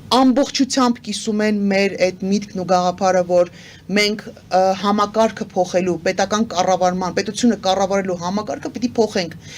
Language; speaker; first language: Armenian; native; Armenian